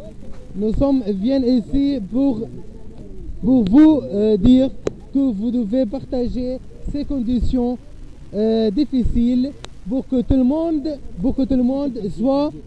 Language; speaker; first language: French; non-native, fluent; Arabic